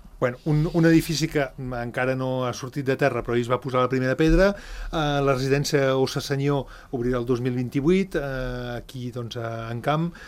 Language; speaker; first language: Catalan; native; Catalan